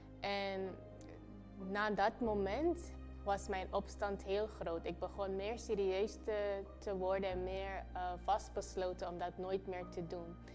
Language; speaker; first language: Dutch; non-native, local second language; Papiamento